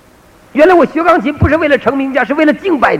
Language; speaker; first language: Chinese; native; Chinese